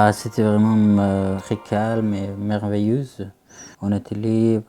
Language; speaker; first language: French; non-native, fluent; Persian